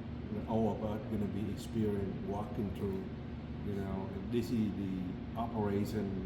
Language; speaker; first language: English; non-native, fluent; Vietnamese